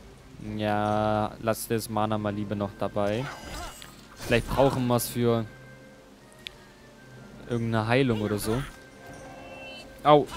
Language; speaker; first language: German; native; German